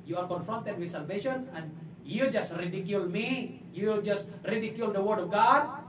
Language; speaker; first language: English; non-native, local second language; Filipino